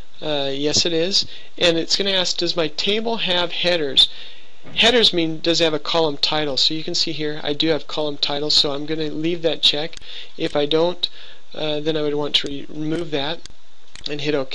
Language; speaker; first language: English; native; English